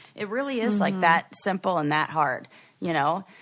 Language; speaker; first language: English; native; English